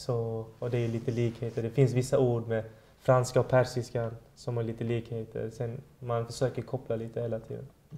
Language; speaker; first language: Swedish; early bilingual, other home language; Persian